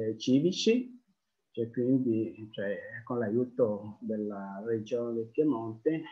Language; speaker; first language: Italian; non-native, fluent; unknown